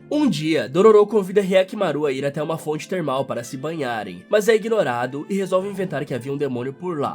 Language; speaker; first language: Portuguese; native; Portuguese